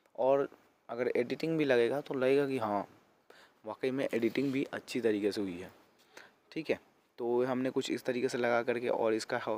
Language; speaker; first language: Hindi; native; Hindi